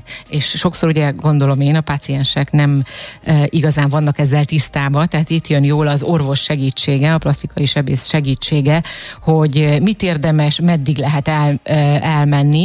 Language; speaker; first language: Hungarian; native; Hungarian